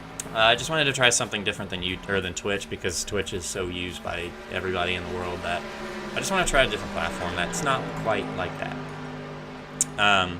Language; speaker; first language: English; native; English